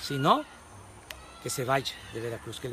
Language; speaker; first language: Spanish; native; Spanish